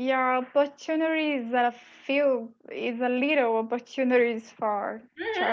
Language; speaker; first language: English; non-native, learner; Portuguese